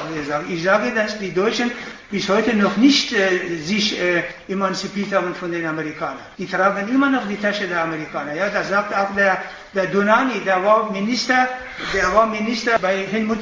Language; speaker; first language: German; non-native, fluent; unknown